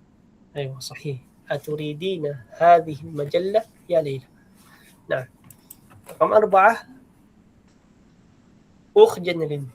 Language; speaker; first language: Arabic; non-native, fluent; Filipino